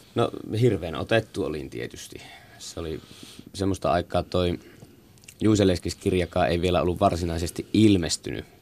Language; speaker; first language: Finnish; native; Finnish